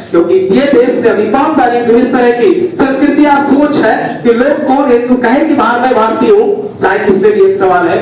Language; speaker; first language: Hindi; native; Hindi